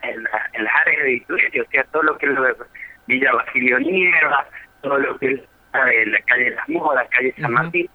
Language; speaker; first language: Spanish; native; Spanish